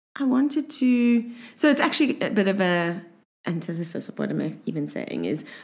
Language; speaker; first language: English; native; English